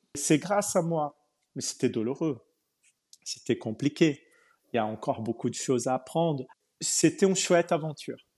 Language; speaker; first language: French; non-native, fluent; Portuguese